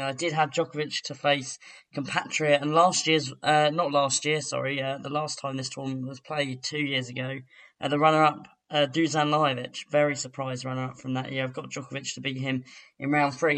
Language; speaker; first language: English; native; English